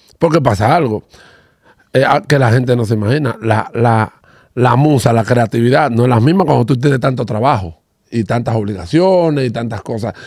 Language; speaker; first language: Spanish; native; Spanish